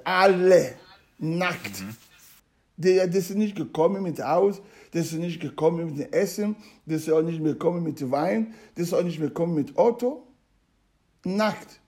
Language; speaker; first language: German; non-native, learner; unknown